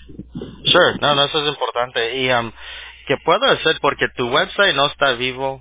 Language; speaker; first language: Spanish; early bilingual, heritage; Spanish